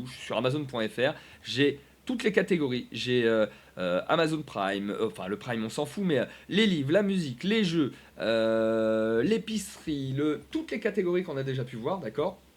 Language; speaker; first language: French; native; French